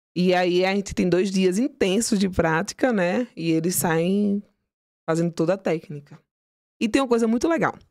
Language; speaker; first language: Portuguese; native; Portuguese